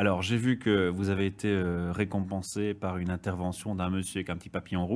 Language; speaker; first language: French; native; French